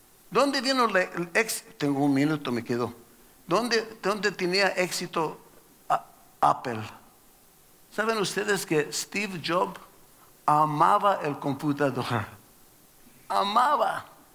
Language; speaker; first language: Spanish; non-native, learner; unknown